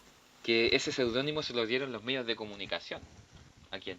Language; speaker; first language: Spanish; native; Spanish